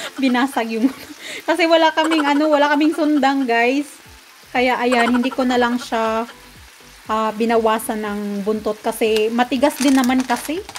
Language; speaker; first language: Filipino; non-native, local second language; Cebuano